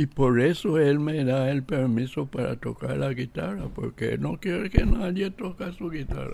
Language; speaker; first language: Spanish; non-native, local second language; English